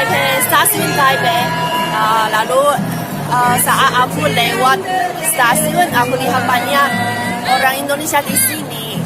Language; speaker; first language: Indonesian; non-native, learner; Chinese